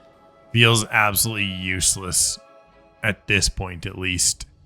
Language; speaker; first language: English; native; English